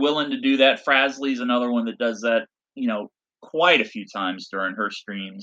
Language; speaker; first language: English; native; English